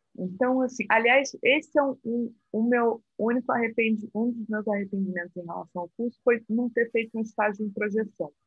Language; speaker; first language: Portuguese; native; Portuguese